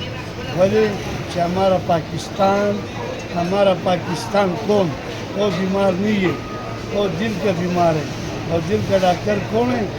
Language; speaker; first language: Hindi; non-native, local second language; Pashto